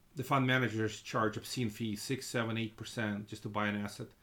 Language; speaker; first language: English; non-native, fluent; Russian